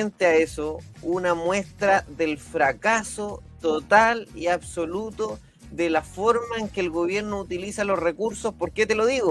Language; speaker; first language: Spanish; native; Spanish